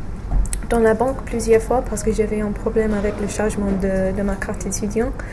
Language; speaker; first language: French; non-native, fluent; English